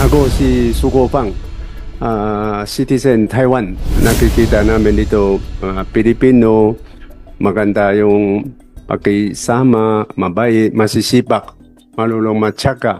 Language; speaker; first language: Filipino; non-native, learner; Chinese